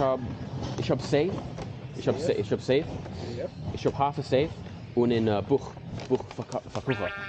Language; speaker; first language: German; non-native, learner; English